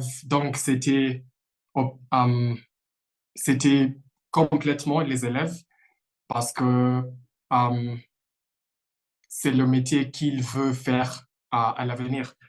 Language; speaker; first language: French; non-native, fluent; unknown